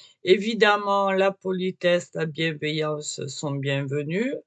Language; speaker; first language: French; native; French